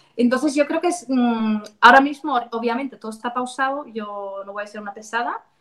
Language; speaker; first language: Spanish; non-native, fluent; Danish